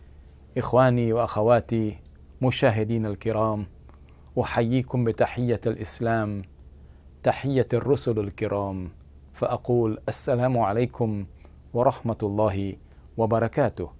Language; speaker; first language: Arabic; non-native, fluent; English